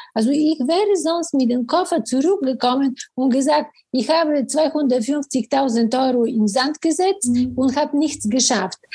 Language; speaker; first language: German; non-native, fluent; Bulgarian